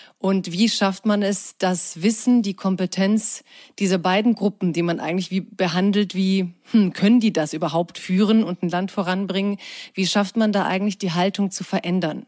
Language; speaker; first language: German; early bilingual, other home language; Croatian